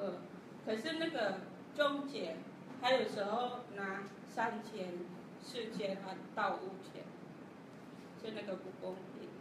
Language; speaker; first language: Chinese; non-native, learner; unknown